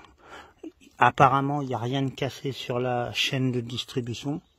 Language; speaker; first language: French; native; French